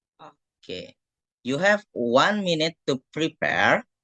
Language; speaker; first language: English; non-native, fluent; Indonesian